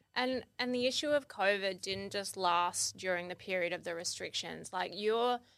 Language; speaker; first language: English; native; English